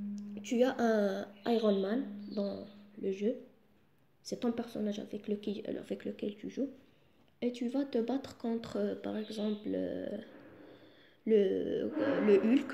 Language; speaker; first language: French; non-native, local second language; Arabic